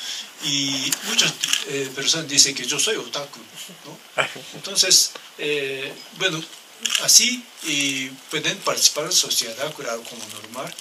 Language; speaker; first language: Spanish; non-native, learner; Japanese